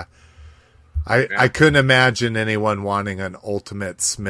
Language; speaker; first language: English; native; English